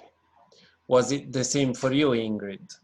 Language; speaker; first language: English; non-native, fluent; Italian